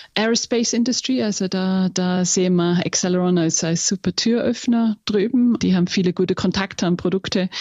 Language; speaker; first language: German; non-native, fluent; English